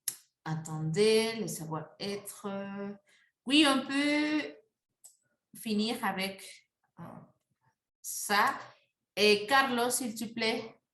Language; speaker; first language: French; non-native, fluent; Spanish